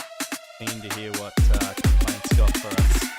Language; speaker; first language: English; native; English